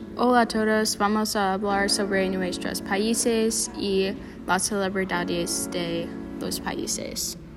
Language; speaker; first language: Spanish; non-native, learner; English